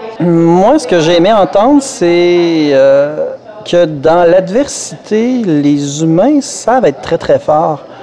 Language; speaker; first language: French; native; French